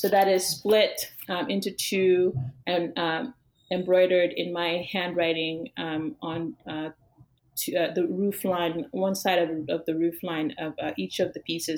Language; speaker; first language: English; non-native, local second language; Yoruba